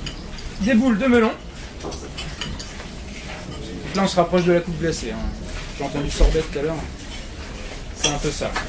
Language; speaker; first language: French; non-native, fluent; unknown